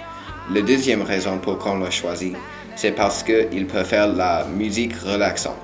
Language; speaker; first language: French; non-native, learner; English